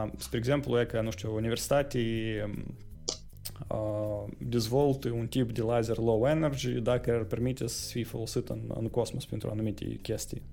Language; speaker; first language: Romanian; non-native, local second language; Russian